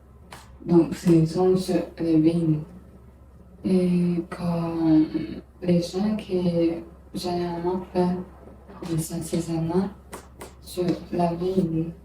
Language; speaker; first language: French; non-native, learner; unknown